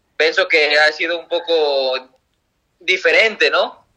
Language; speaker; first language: Italian; non-native, learner; Spanish